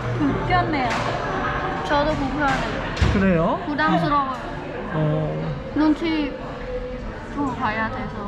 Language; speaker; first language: Korean; non-native, learner; Khmer